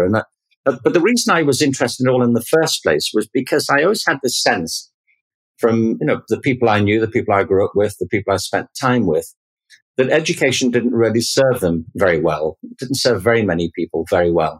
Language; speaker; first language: English; native; English